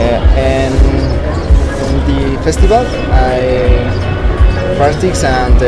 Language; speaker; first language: English; non-native, learner; Spanish